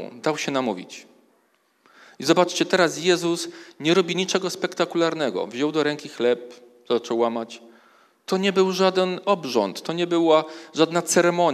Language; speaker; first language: Polish; native; Polish